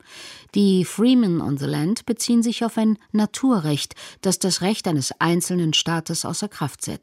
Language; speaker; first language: German; native; German